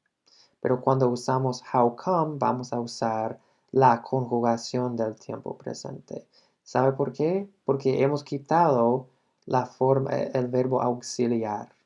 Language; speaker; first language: Spanish; non-native, fluent; English